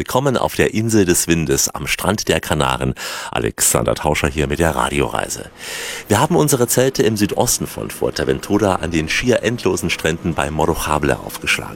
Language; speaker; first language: German; native; German